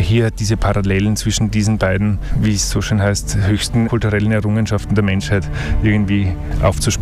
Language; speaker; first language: German; native; German